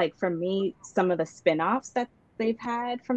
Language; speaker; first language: English; native; English